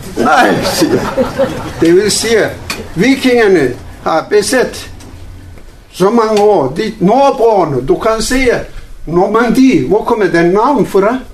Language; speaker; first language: Danish; non-native, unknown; Turkish